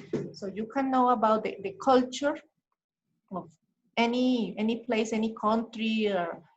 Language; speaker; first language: English; non-native, fluent; Spanish